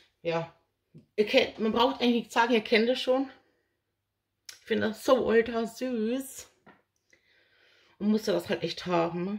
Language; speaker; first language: German; native; German